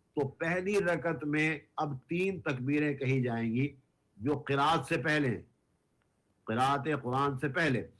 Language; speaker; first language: Urdu; native; Urdu